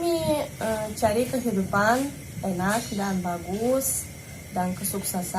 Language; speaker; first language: Indonesian; non-native, fluent; Russian